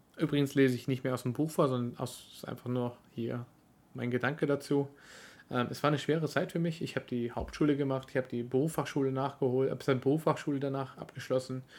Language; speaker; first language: German; early bilingual, other home language; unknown